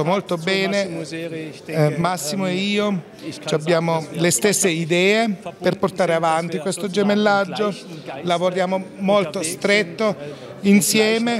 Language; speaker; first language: Italian; non-native, fluent; German